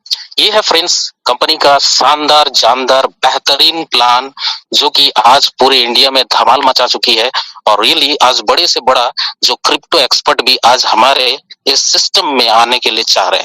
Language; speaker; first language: Hindi; native; Hindi